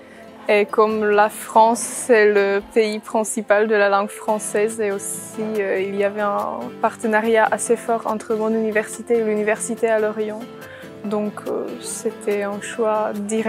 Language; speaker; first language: French; non-native, fluent; Czech